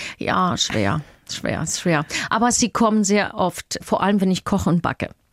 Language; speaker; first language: German; non-native, fluent; English